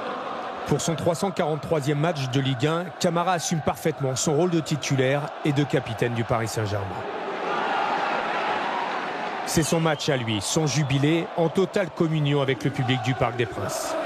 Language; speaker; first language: French; native; French